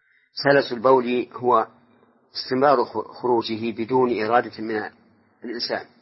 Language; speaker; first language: Arabic; native; Arabic